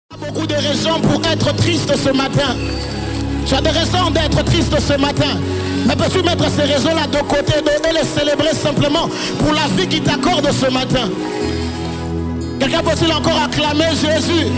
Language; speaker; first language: French; non-native, local second language; Lingala